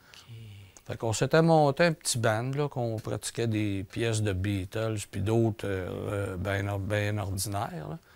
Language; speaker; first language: French; native; French